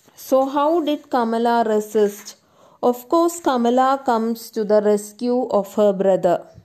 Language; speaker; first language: English; non-native, local second language; Malayalam